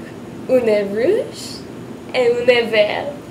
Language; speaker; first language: French; non-native, learner; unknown